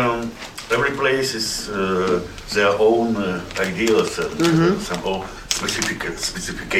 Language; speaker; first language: English; non-native, learner; Russian